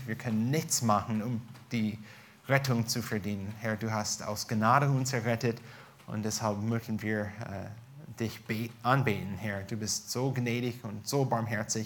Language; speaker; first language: German; non-native, fluent; English